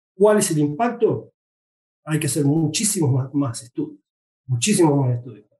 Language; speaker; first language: Spanish; native; Spanish